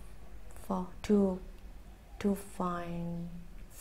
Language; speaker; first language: English; non-native, learner; Thai